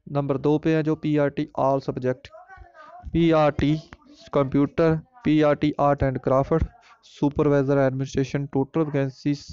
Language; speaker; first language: Hindi; non-native, local second language; Punjabi